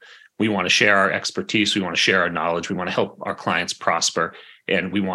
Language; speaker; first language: English; native; English